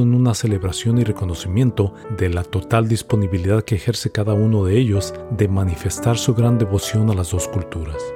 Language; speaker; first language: Spanish; native; Spanish